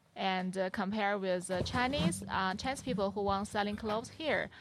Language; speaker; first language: English; non-native, learner; Chinese